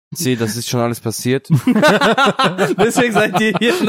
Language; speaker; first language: German; non-native, fluent; Italian